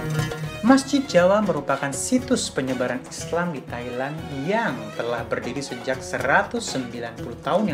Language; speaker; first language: Indonesian; native; Indonesian